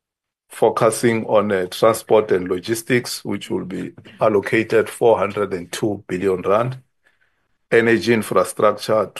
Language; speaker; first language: English; non-native, local second language; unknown